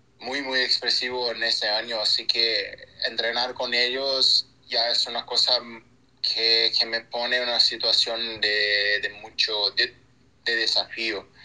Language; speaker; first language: Spanish; non-native, fluent; Portuguese